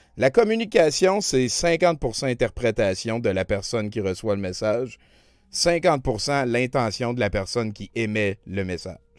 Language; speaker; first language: French; native; French